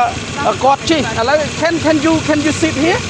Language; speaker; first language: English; non-native, learner; Khmer